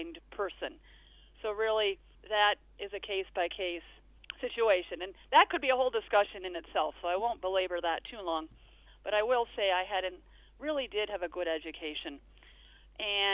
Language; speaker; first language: English; native; English